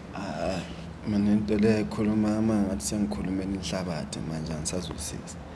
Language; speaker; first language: Zulu; native; Zulu